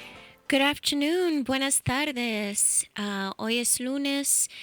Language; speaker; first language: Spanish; early bilingual, heritage; English